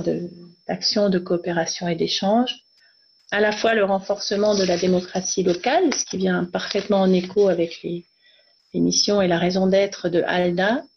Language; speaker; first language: French; native; French